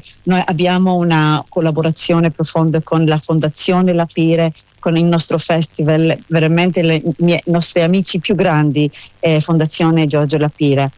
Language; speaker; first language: Italian; non-native, learner; Hebrew